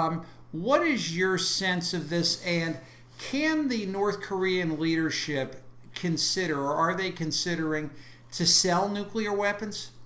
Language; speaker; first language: English; native; English